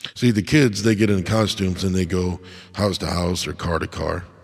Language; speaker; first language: English; native; English